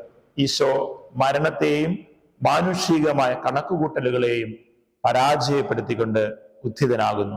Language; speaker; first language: Malayalam; native; Malayalam